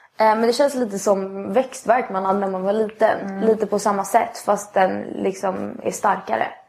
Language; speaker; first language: Swedish; native; Swedish